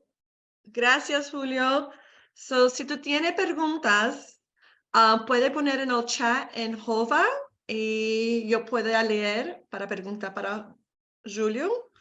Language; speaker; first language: Spanish; non-native, learner; English